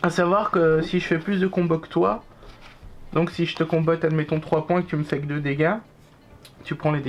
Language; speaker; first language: French; native; French